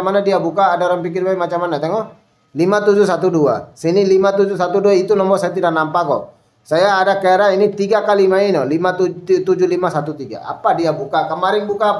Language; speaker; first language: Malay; non-native, fluent; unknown